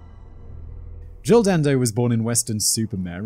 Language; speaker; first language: English; native; English